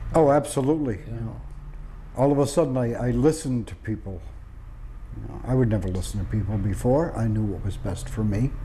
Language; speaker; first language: English; native; English